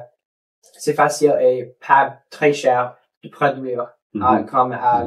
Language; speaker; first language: French; non-native, local second language; English